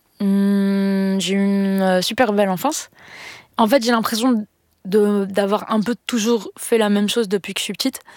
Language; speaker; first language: French; non-native, local second language; Arabic